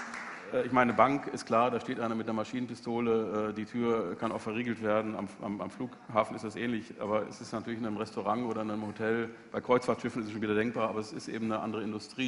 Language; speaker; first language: German; native; German